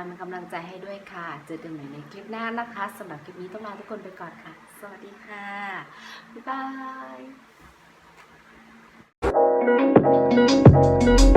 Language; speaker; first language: Thai; native; Thai